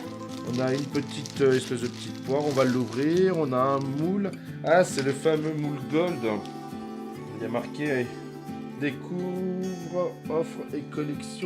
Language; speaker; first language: French; native; French